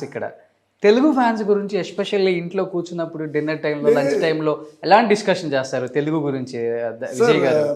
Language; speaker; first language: Telugu; native; Telugu